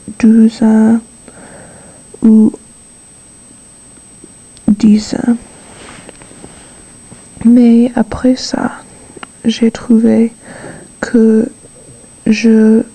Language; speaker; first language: French; non-native, learner; English